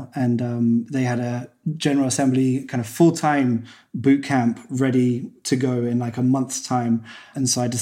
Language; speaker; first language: English; native; English